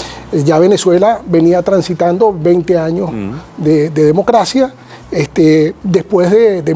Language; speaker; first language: Spanish; native; Spanish